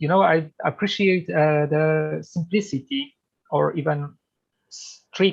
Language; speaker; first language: English; non-native, fluent; Polish